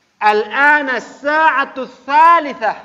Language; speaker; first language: Arabic; non-native, fluent; Indonesian